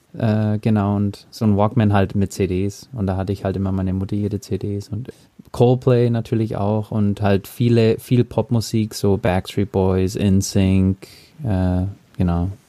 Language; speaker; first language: German; early bilingual, heritage; German